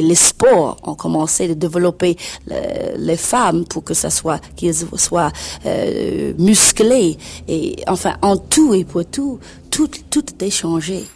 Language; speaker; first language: French; non-native, fluent; English